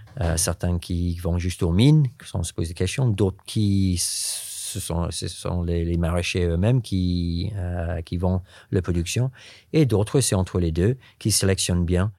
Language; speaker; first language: French; non-native, fluent; English